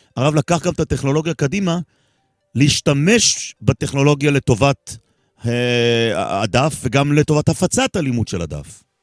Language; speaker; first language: Hebrew; native; Hebrew